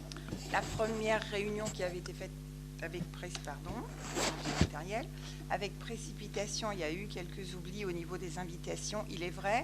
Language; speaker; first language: French; native; French